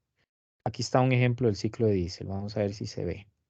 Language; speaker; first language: Spanish; native; Spanish